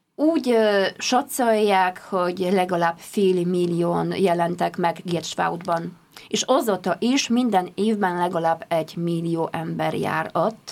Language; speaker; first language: Hungarian; non-native, fluent; Polish